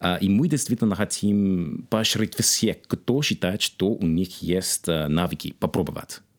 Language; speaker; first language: Russian; non-native, fluent; English